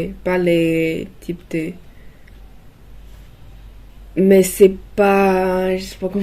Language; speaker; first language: French; non-native, learner; Chinese